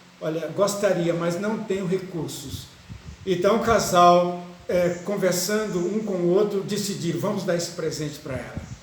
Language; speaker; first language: Portuguese; native; Portuguese